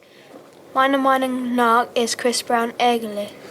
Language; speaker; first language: German; non-native, learner; English